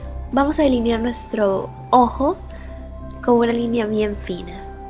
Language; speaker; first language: Spanish; native; Spanish